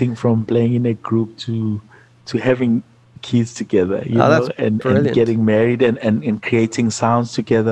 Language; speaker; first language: English; non-native, local second language; Zulu